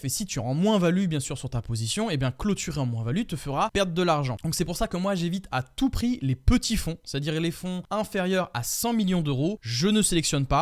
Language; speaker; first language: French; native; French